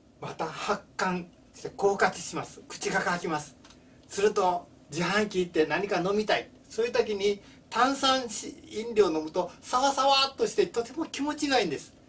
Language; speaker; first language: Japanese; native; Japanese